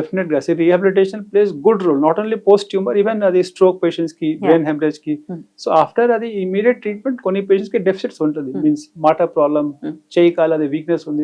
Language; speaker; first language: Telugu; non-native, fluent; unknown